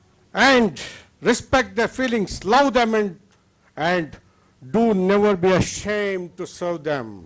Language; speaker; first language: English; non-native, local second language; Kannada